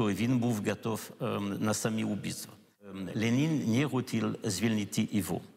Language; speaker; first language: Ukrainian; non-native, learner; French